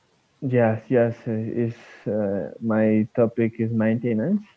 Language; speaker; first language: English; non-native, learner; Spanish